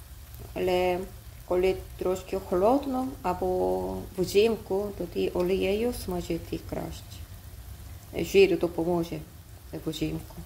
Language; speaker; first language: Ukrainian; non-native, learner; Korean